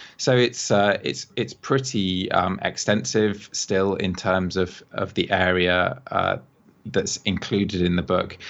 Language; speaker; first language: English; native; English